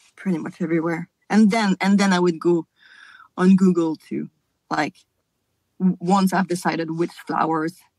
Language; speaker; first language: English; non-native, fluent; French